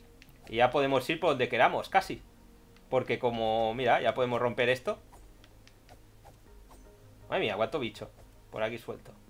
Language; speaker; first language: Spanish; native; Spanish